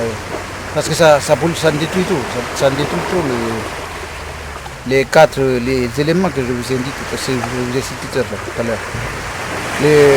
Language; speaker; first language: French; non-native, local second language; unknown